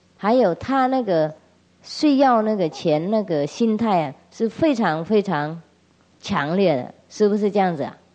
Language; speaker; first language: Chinese; non-native, fluent; Vietnamese